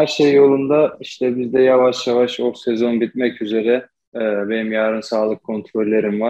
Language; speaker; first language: Turkish; native; Turkish